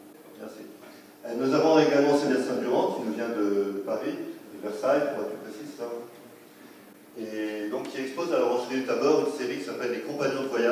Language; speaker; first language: French; native; French